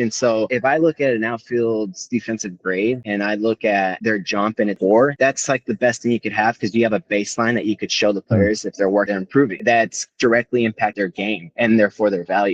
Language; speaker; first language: English; native; English